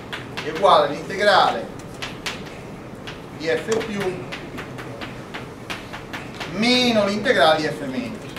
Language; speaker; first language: Italian; native; Italian